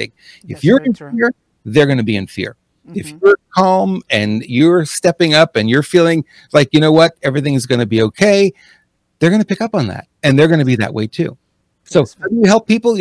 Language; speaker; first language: English; native; English